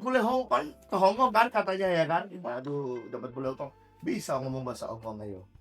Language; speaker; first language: Indonesian; native; Indonesian